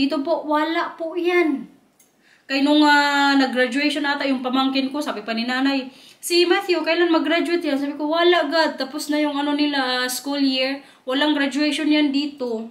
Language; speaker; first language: Filipino; non-native, local second language; Waray